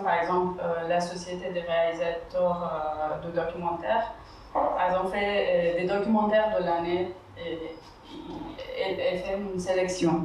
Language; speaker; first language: French; non-native, fluent; Persian